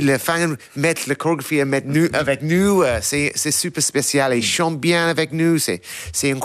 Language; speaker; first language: French; non-native, learner; English